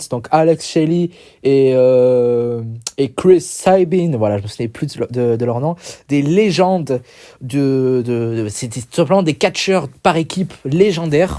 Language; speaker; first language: French; native; French